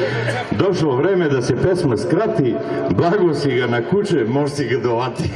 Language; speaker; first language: Bosnian; native; Bosnian